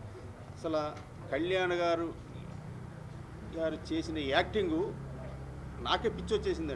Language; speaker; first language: Telugu; native; Telugu